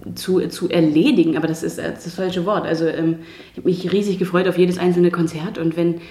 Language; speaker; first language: German; native; German